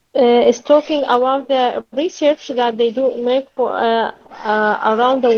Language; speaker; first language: English; non-native, learner; Arabic